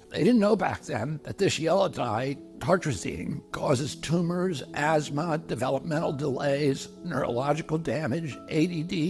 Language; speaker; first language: English; native; English